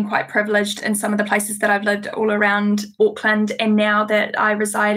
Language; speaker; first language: English; native; English